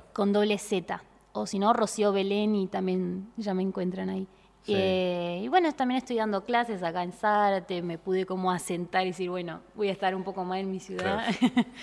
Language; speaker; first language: Spanish; native; Spanish